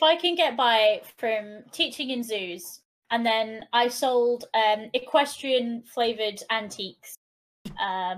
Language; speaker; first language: English; non-native, local second language; Welsh